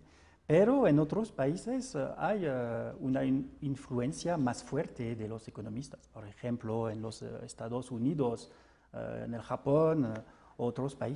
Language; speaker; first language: Spanish; non-native, fluent; French